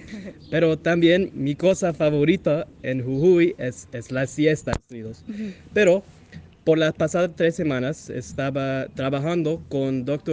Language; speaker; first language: Spanish; non-native, learner; English